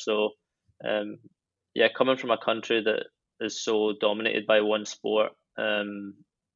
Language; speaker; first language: English; native; English